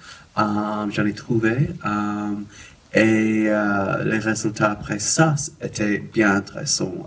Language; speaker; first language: French; non-native, fluent; English